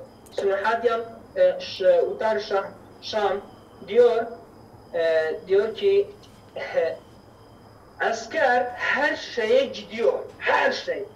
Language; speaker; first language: Turkish; non-native, learner; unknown